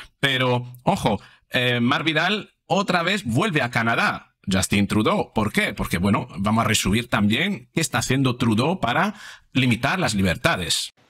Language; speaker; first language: Spanish; non-native, fluent; Italian